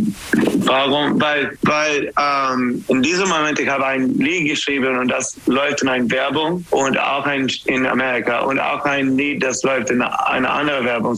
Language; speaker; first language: German; non-native, learner; English